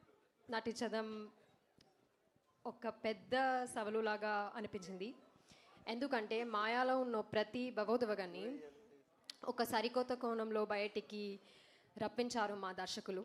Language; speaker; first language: Telugu; non-native, learner; Malayalam